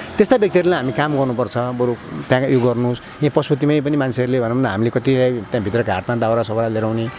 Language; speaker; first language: Nepali; native; Nepali